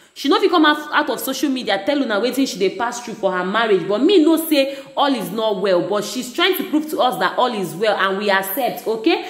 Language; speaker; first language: Nigerian Pidgin; native; Nigerian Pidgin